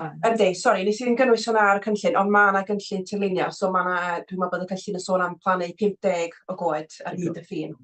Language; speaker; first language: Welsh; native; Welsh